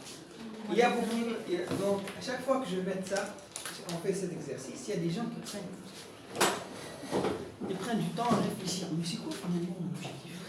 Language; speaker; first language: French; non-native, local second language; Arabic